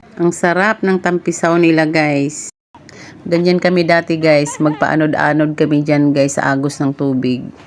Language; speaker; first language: Filipino; non-native, local second language; Cebuano